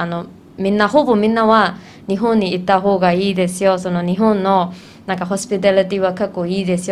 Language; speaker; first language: Japanese; non-native, fluent; Burmese